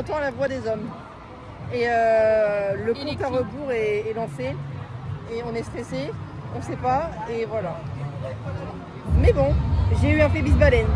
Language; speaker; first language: French; native; French